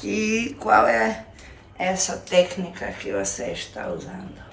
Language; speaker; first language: Portuguese; non-native, fluent; Slovenian